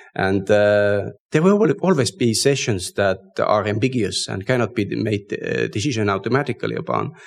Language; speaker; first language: English; non-native, fluent; Estonian